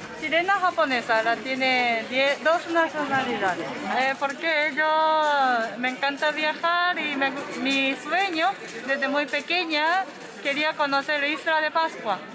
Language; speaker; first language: Spanish; non-native, learner; Japanese